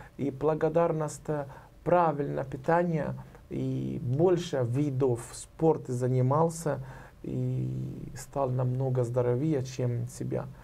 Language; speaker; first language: Russian; non-native, learner; Arabic